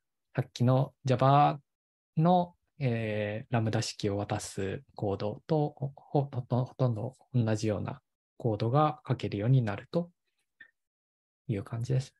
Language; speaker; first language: Japanese; native; Japanese